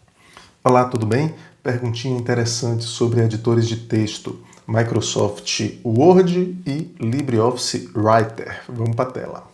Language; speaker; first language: Portuguese; native; Portuguese